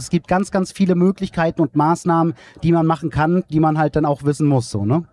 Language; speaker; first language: German; native; German